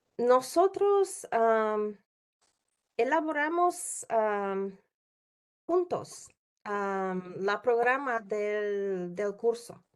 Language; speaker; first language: Spanish; non-native, learner; Czech